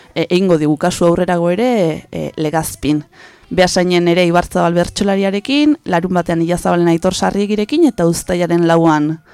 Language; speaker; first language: Basque; native; Basque